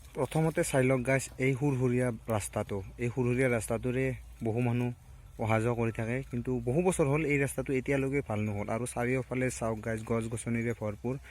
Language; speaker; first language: Assamese; native; Assamese